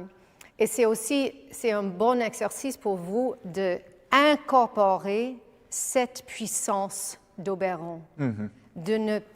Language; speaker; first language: French; non-native, fluent; English